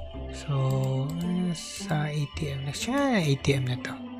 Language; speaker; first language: Filipino; native; Filipino